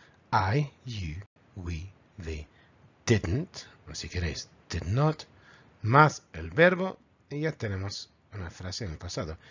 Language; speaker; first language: Spanish; native; Spanish